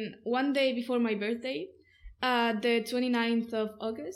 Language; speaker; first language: English; non-native, fluent; Spanish